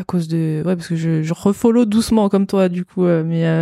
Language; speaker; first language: French; native; French